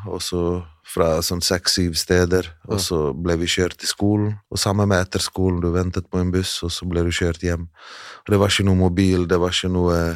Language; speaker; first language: Norwegian; early bilingual, other home language; Bosnian